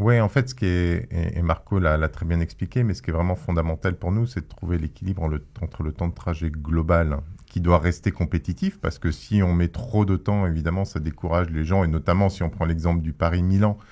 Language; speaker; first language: French; native; French